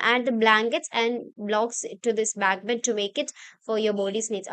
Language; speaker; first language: English; non-native, local second language; Malayalam